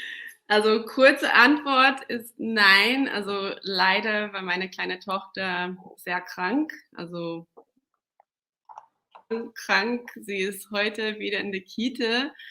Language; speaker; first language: German; non-native, fluent; English